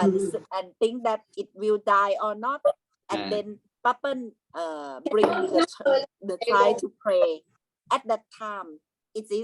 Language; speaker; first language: English; non-native, learner; Thai